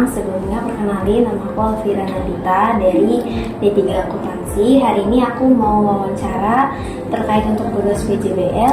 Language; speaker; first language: Indonesian; native; Indonesian